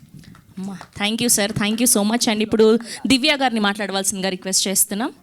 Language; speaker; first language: Telugu; native; Telugu